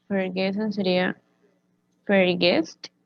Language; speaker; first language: German; non-native, learner; Spanish